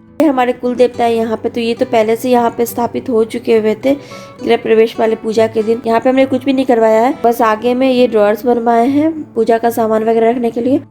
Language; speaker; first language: Hindi; native; Hindi